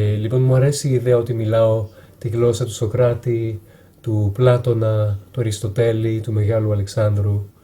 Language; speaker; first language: Greek; non-native, fluent; French